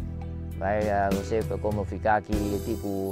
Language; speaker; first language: Portuguese; non-native, learner; Vietnamese